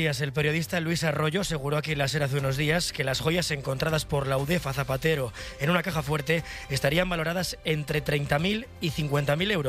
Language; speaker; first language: Spanish; native; Spanish